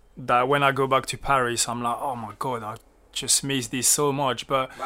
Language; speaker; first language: English; early bilingual, other home language; French